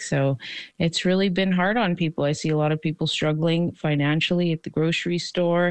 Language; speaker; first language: English; native; English